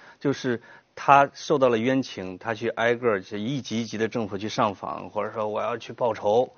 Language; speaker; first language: Chinese; native; Chinese